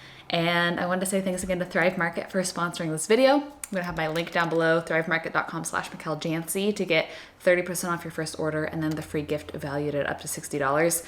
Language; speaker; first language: English; native; English